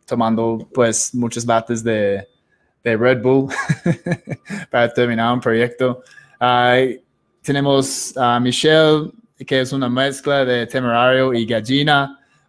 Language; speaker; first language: Spanish; non-native, fluent; English